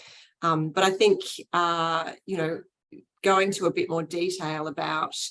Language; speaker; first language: English; native; English